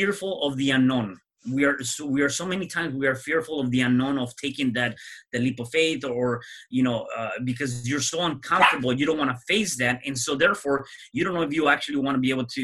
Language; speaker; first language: English; early bilingual, other home language; Spanish